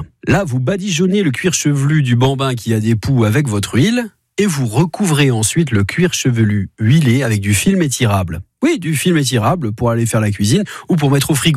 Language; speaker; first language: French; native; French